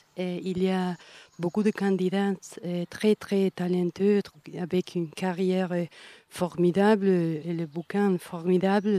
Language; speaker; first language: French; non-native, fluent; Spanish